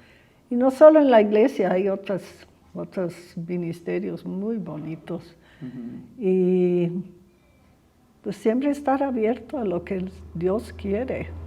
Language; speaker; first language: Spanish; early bilingual, other home language; English